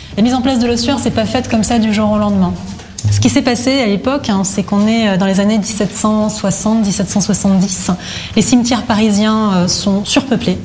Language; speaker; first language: French; native; French